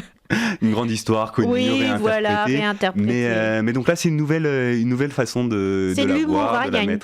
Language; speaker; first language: French; native; French